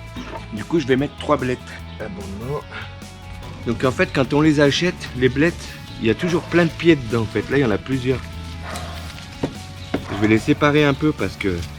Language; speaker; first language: French; native; French